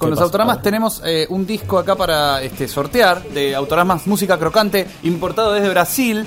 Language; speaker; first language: Spanish; native; Spanish